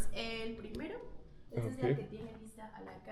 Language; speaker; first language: Spanish; native; Spanish